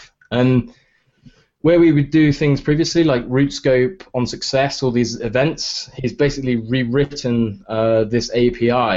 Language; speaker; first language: English; native; English